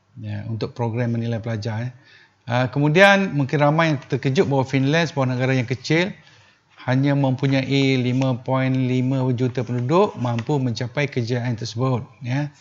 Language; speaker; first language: Malay; native; Malay